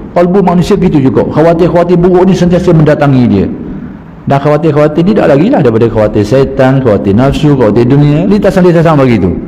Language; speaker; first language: Malay; native; Malay